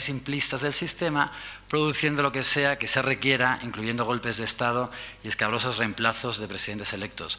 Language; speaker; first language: Spanish; native; Spanish